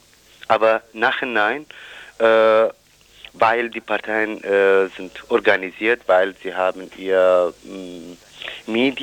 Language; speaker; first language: German; non-native, fluent; Kurdish